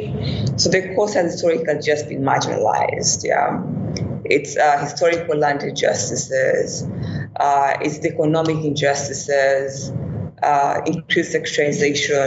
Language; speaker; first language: English; non-native, local second language; Swahili